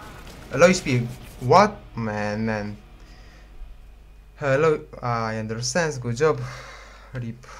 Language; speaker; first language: English; non-native, learner; Romanian